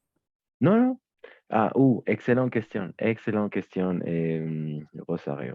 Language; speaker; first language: French; native; French